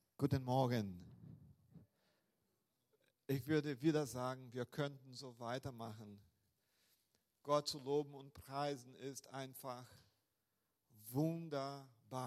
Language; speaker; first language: German; non-native, fluent; Portuguese